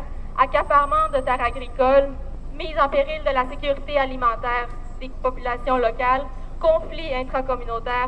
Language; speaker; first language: French; native; French